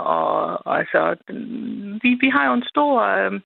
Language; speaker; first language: Danish; non-native, fluent; German